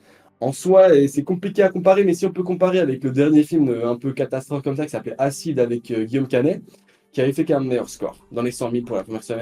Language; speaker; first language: French; native; French